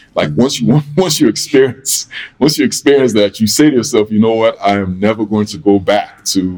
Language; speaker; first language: English; native; English